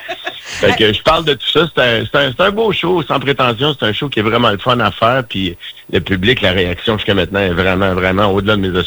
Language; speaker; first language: French; native; French